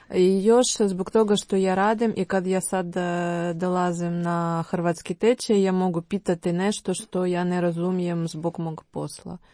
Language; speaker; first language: Croatian; non-native, learner; Ukrainian